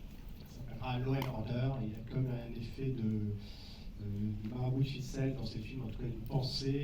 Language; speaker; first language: French; native; French